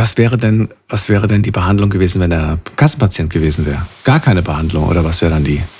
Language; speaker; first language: German; native; German